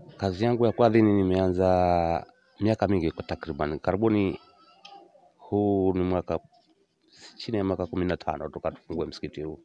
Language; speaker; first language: Swahili; native; Swahili